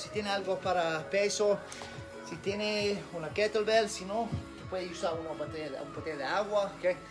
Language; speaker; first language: Spanish; non-native, learner; English